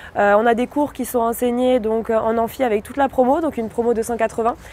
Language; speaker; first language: French; native; French